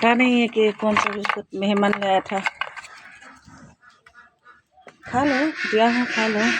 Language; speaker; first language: Hindi; non-native, local second language; Assamese